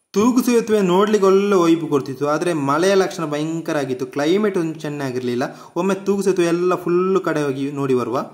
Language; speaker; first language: Kannada; non-native, local second language; Tulu